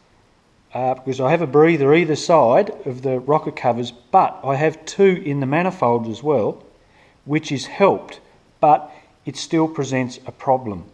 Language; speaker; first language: English; native; English